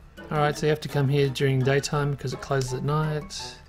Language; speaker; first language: English; native; English